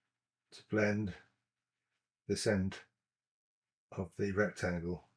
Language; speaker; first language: English; native; English